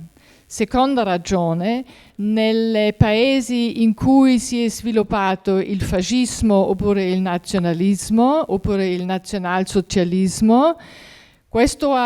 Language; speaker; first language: Italian; non-native, fluent; German